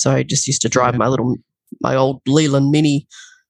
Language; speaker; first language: English; native; English